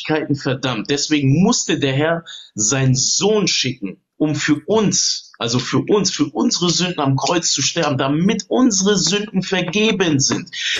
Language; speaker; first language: German; native; German